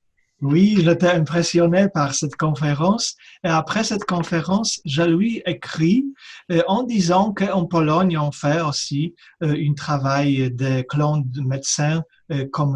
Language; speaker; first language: French; non-native, fluent; Polish